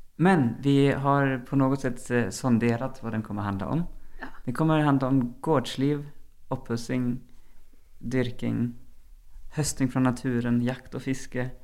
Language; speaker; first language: Norwegian; non-native, fluent; German